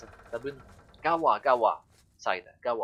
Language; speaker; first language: Japanese; non-native, learner; French